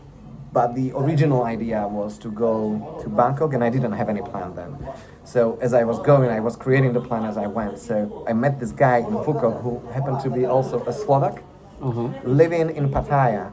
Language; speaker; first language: English; non-native, fluent; Slovak